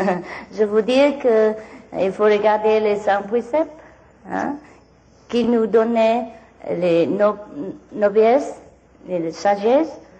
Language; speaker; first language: French; non-native, learner; Vietnamese